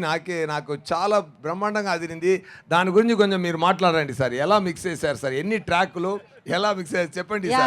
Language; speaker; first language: Telugu; non-native, fluent; Tamil